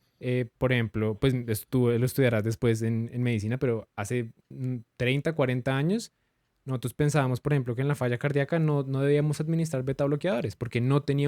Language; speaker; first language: Spanish; native; Spanish